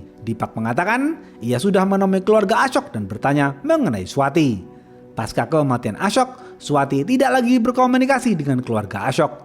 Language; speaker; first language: Indonesian; native; Indonesian